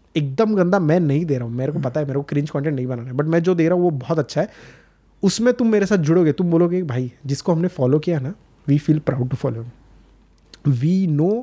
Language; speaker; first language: Hindi; non-native, local second language; Marathi